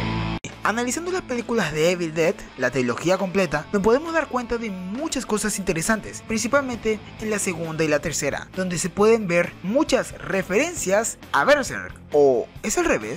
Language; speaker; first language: Spanish; native; Spanish